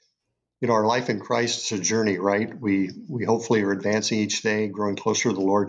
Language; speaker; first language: English; native; English